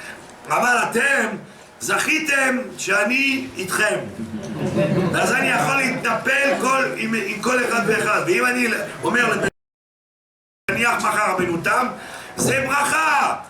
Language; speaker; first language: Hebrew; non-native, fluent; French